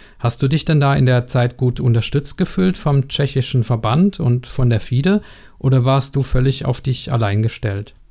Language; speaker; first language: German; native; German